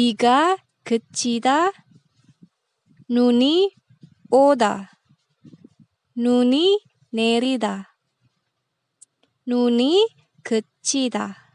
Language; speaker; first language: Korean; non-native, fluent; Indonesian